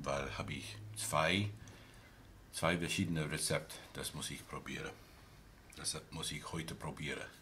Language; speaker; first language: German; non-native, learner; English